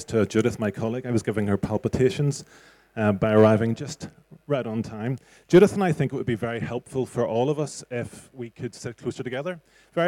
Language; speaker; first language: English; native; English